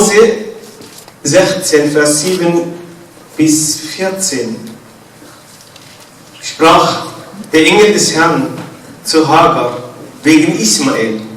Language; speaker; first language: German; non-native, fluent; Arabic